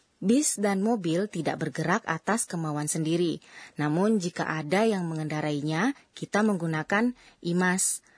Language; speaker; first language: Indonesian; native; Indonesian